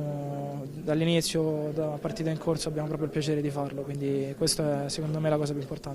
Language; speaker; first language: Italian; native; Italian